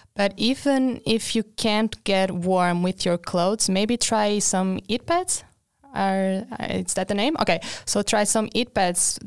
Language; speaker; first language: English; non-native, fluent; Portuguese